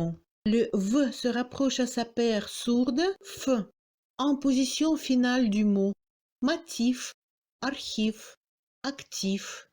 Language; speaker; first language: French; non-native, fluent; Russian